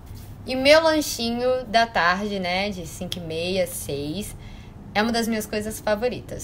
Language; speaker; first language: Portuguese; native; Portuguese